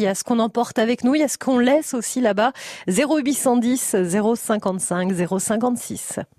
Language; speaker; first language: French; native; French